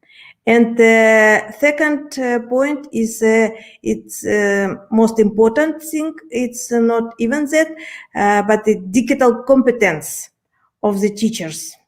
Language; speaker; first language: English; non-native, learner; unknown